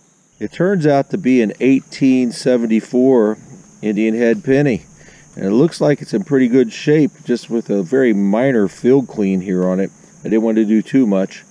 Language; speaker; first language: English; native; English